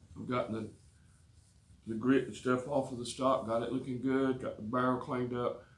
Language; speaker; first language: English; native; English